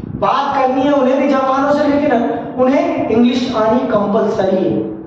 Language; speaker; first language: Hindi; native; Hindi